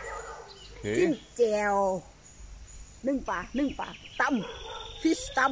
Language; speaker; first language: German; non-native, learner; Thai